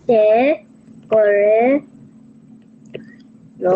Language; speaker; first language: Spanish; non-native, learner; English